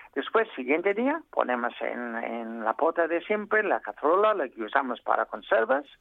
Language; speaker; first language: Spanish; non-native, fluent; English